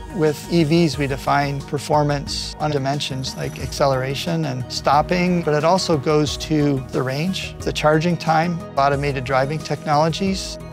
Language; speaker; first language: English; non-native, fluent; Chinese